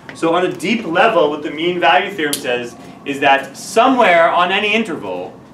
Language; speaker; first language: English; native; English